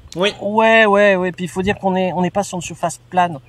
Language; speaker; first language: French; native; French